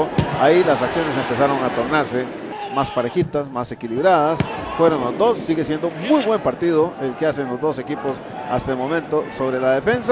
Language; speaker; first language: Spanish; native; Spanish